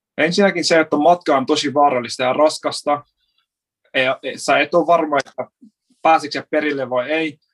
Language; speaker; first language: Finnish; non-native, fluent; Persian